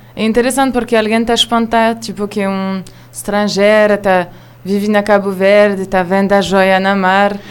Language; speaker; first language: Portuguese; non-native, learner; Hebrew